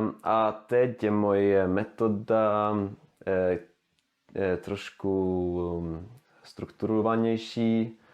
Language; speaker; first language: Czech; non-native, learner; Swedish